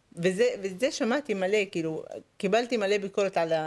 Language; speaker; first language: Hebrew; native; Hebrew